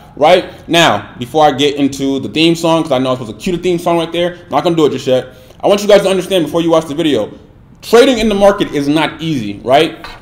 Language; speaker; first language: English; native; English